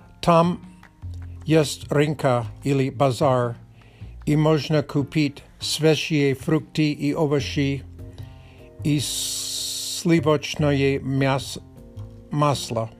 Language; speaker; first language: Russian; non-native, learner; English